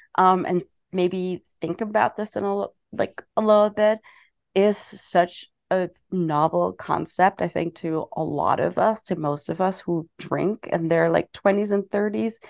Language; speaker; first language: English; non-native, fluent; German